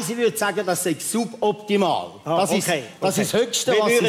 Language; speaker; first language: German; native; German